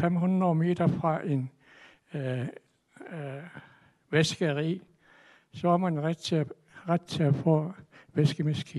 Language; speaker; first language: Danish; non-native, local second language; Kalaallisut